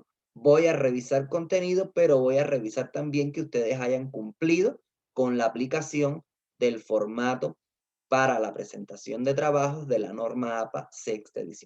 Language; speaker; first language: Spanish; native; Spanish